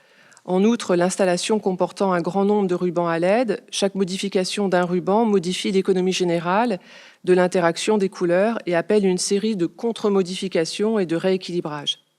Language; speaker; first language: French; native; French